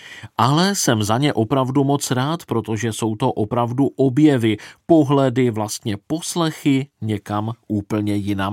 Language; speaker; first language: Czech; native; Czech